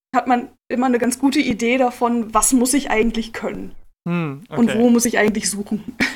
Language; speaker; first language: German; native; German